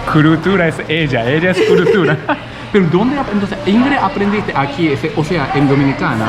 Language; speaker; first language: Spanish; non-native, learner; Japanese